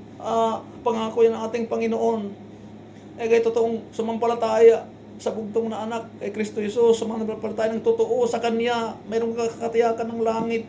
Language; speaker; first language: Filipino; non-native, local second language; Waray